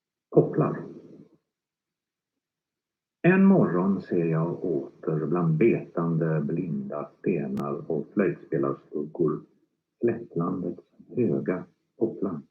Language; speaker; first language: Swedish; native; Swedish